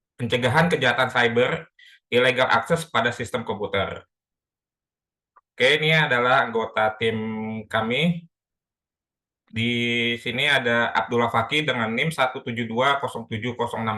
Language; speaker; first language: Indonesian; native; Indonesian